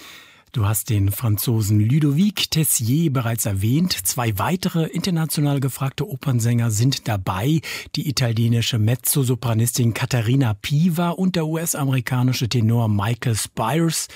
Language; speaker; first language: German; native; German